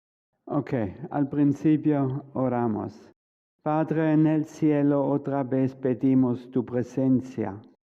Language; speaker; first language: Spanish; non-native, fluent; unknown